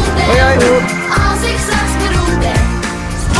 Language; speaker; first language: Dutch; non-native, learner; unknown